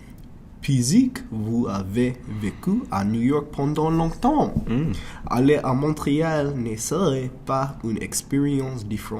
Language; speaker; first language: French; non-native, learner; English